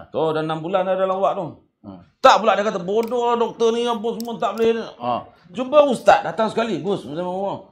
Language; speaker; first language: Malay; native; Malay